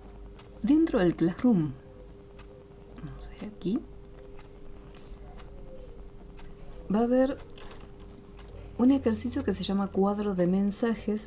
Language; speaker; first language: Spanish; native; Spanish